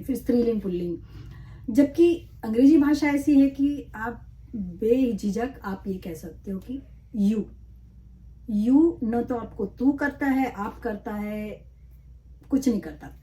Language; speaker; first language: Hindi; non-native, local second language; Malayalam